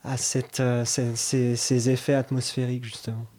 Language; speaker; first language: French; native; French